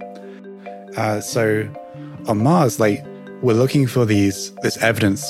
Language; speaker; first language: English; native; English